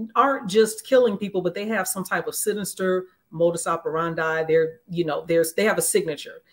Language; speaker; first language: English; native; English